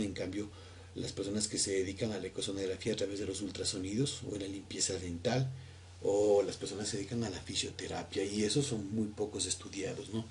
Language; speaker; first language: Spanish; native; Spanish